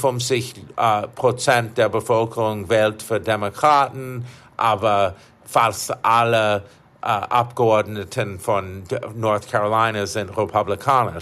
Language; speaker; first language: German; non-native, fluent; English